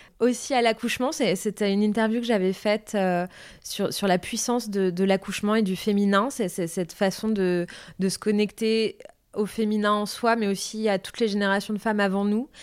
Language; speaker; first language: French; native; French